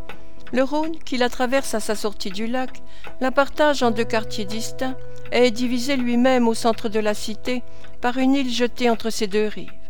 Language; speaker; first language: French; native; French